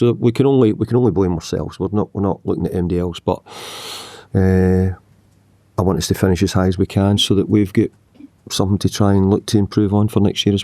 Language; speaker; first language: English; native; English